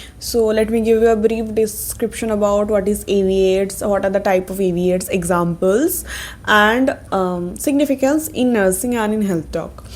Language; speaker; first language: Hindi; non-native, local second language; Bangla